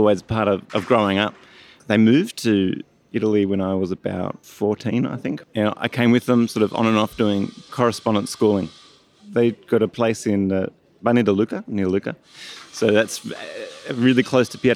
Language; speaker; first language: English; native; English